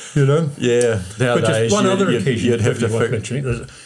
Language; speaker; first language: English; native; English